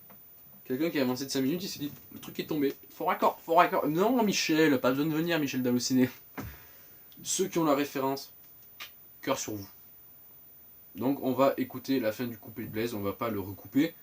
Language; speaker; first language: French; native; French